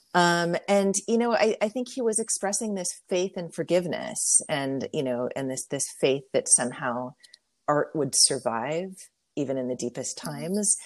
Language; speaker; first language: English; native; English